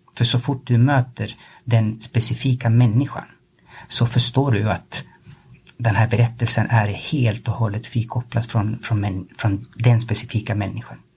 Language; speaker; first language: Swedish; early bilingual, other home language; Spanish